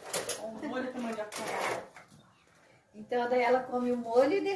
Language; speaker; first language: Portuguese; native; Portuguese